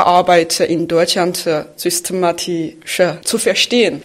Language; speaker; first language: German; non-native, fluent; Chinese